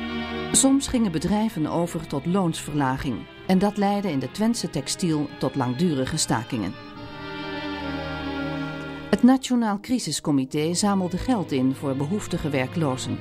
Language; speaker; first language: Dutch; native; Dutch